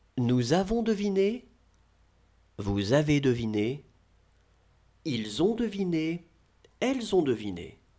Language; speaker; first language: French; native; French